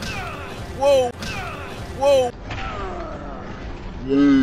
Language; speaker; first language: English; native; English